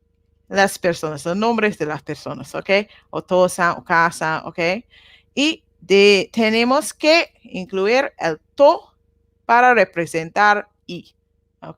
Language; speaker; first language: Spanish; non-native, learner; Japanese